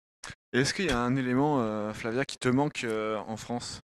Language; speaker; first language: French; native; French